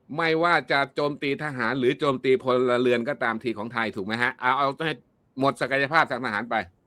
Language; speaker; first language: Thai; native; Thai